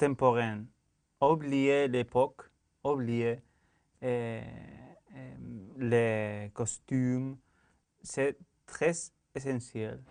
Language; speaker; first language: French; non-native, learner; Spanish